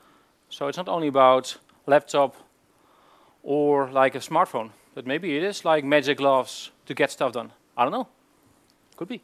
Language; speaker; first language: English; non-native, fluent; Dutch